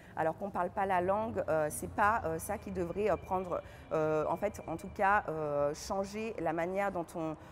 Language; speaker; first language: French; native; French